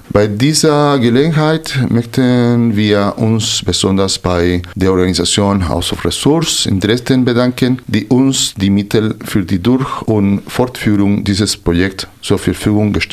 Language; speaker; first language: German; non-native, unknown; Spanish